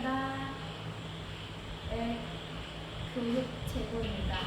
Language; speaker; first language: Korean; non-native, fluent; Khmer